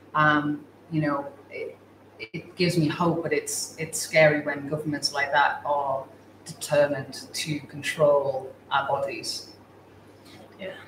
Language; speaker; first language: English; native; English